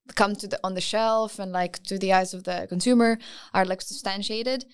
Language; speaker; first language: English; non-native, fluent; Lithuanian